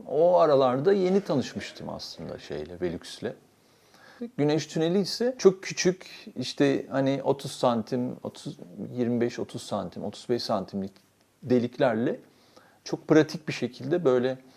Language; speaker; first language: Turkish; native; Turkish